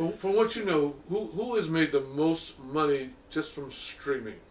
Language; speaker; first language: English; native; English